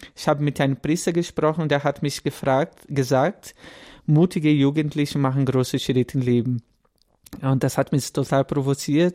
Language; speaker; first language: German; non-native, fluent; Portuguese